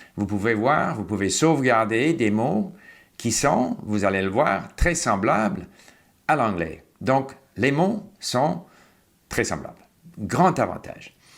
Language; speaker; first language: French; non-native, fluent; English